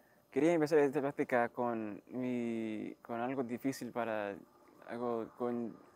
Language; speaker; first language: Spanish; non-native, learner; English